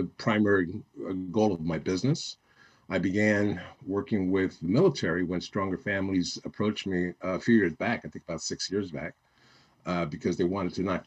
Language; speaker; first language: English; native; English